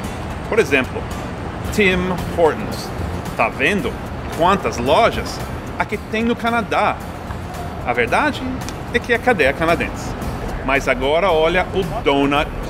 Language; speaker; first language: Portuguese; non-native, fluent; English